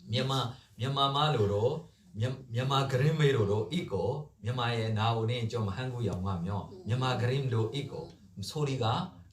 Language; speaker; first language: Korean; non-native, learner; Burmese